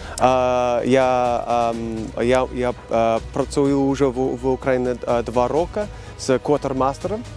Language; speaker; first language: Ukrainian; non-native, learner; Swedish